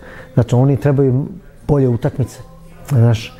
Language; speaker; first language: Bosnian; early bilingual, heritage; Bosnian